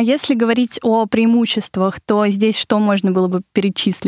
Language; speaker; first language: Russian; native; Russian